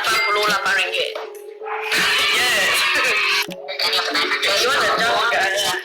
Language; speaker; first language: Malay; non-native, local second language; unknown